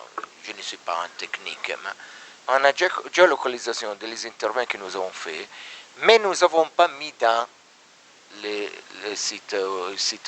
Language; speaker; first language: French; non-native, learner; Italian